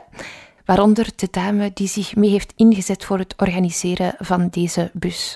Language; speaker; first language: Dutch; native; Dutch